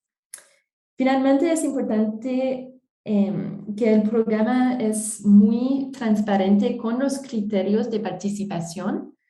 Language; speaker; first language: Spanish; non-native, fluent; French